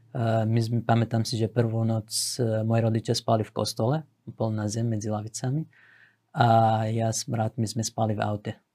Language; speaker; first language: Slovak; non-native, fluent; Assyrian Neo-Aramaic